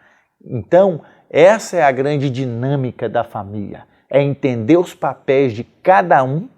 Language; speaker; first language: Portuguese; native; Portuguese